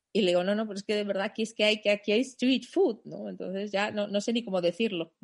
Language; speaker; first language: Spanish; non-native, fluent; German